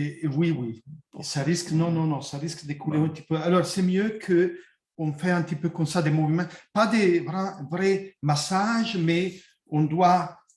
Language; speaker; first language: French; non-native, fluent; Italian